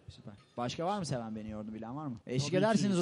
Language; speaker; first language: Turkish; native; Turkish